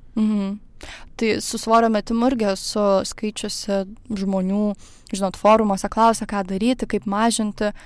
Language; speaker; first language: Lithuanian; native; Lithuanian